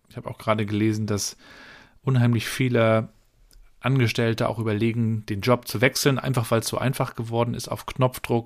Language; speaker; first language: German; native; German